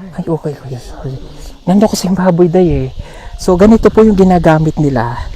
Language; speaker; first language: Filipino; non-native, local second language; Cebuano